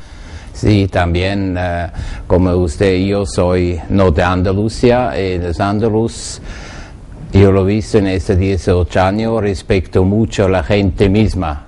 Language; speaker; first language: Spanish; non-native, learner; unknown